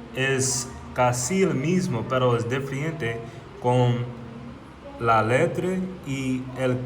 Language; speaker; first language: Spanish; non-native, learner; English